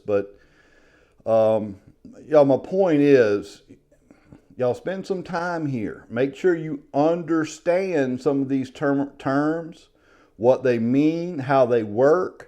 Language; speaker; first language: English; native; English